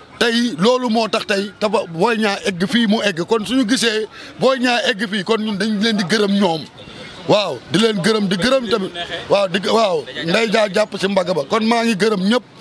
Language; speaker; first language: Wolof; native; Wolof